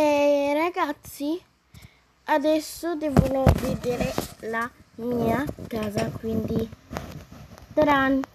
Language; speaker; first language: Italian; early bilingual, other home language; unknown